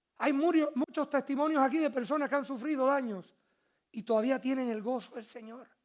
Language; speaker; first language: Spanish; early bilingual, heritage; Spanish